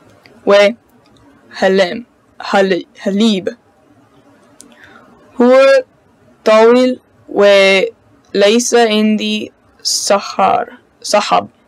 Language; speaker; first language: Arabic; non-native, learner; English